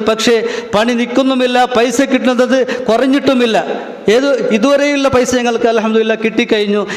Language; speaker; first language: Malayalam; non-native, local second language; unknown